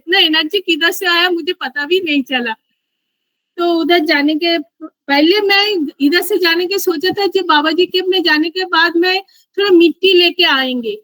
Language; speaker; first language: Hindi; non-native, local second language; Bangla